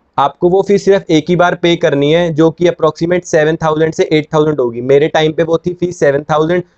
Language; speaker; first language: Hindi; native; Hindi